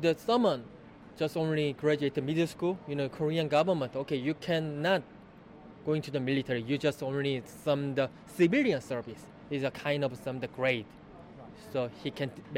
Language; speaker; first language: English; non-native, learner; Korean